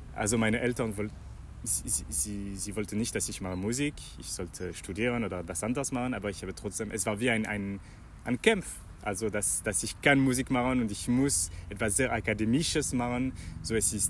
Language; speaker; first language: German; non-native, learner; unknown